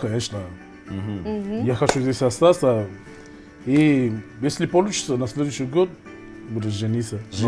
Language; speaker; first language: Russian; non-native, learner; English